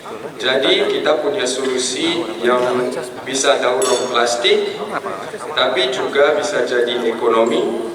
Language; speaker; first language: Indonesian; non-native, fluent; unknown